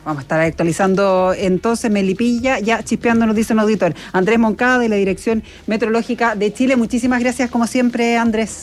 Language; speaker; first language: Spanish; native; Spanish